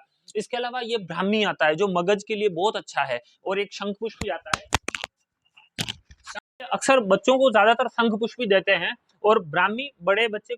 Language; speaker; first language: Hindi; native; Hindi